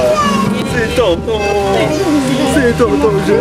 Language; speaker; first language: French; native; French